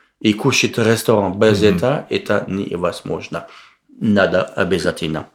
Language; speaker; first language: Russian; non-native, learner; French